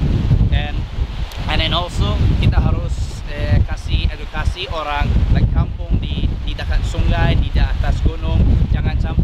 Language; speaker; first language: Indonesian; non-native, fluent; English